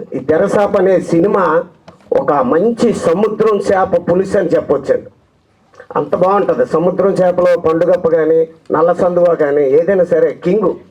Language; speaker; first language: Telugu; native; Telugu